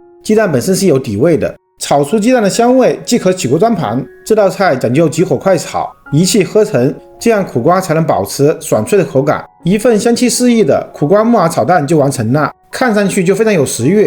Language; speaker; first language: Chinese; native; Chinese